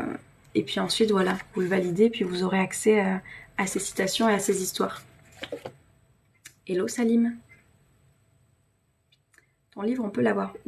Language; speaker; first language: French; native; French